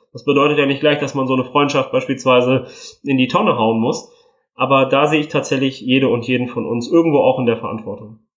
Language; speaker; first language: German; early bilingual, other home language; Italian